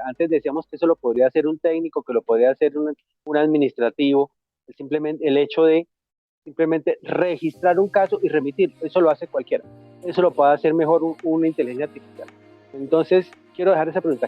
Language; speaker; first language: Spanish; native; Spanish